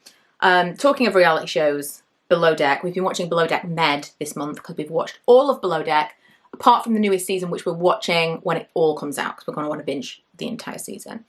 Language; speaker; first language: English; native; English